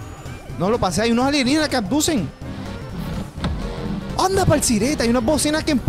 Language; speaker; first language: Spanish; native; Spanish